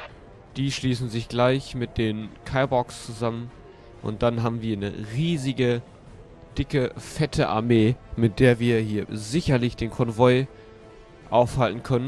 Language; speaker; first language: German; native; German